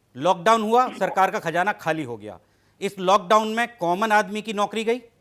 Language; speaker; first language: Hindi; native; Hindi